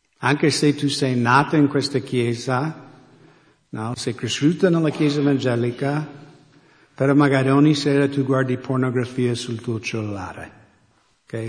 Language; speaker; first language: Italian; non-native, fluent; English